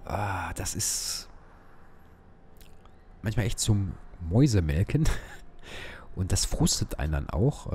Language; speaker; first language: German; native; German